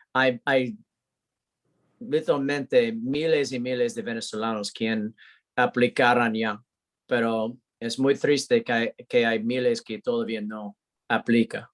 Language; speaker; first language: Spanish; non-native, learner; English